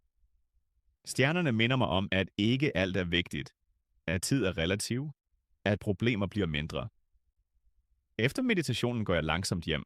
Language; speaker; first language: Danish; non-native, fluent; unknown